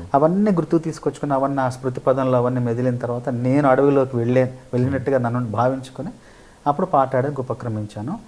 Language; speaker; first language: Telugu; native; Telugu